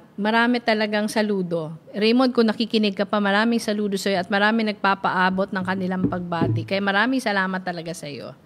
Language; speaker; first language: Filipino; non-native, local second language; Bikol